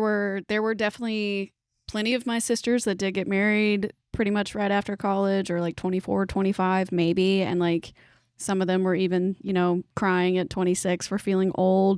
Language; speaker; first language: English; native; English